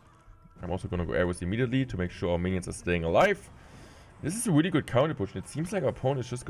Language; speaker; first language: English; non-native, fluent; German